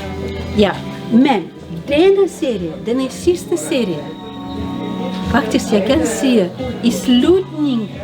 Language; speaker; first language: Danish; non-native, learner; Russian